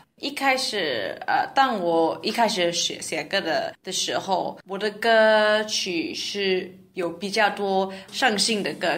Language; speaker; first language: Chinese; non-native, learner; English